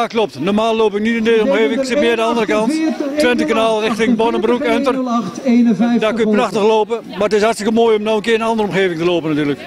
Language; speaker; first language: Dutch; native; Dutch